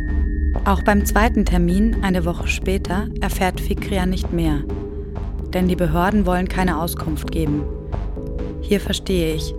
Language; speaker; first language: German; native; German